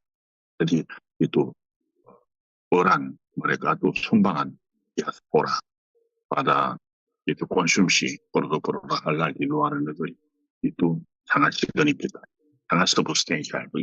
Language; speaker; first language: Indonesian; non-native, fluent; Korean